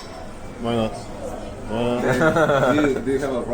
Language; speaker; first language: English; non-native, learner; French